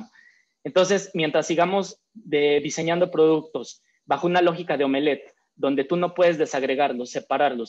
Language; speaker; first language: Spanish; native; Spanish